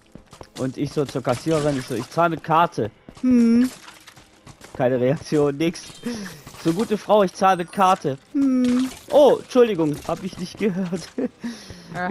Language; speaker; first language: German; native; German